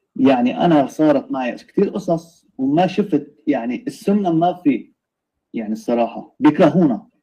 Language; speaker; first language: Arabic; native; Arabic